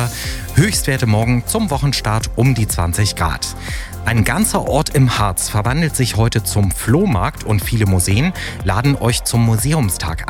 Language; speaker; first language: German; native; German